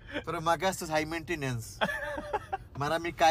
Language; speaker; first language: Filipino; non-native, learner; Bangla